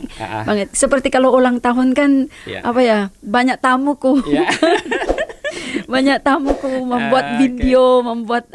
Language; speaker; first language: Indonesian; non-native, fluent; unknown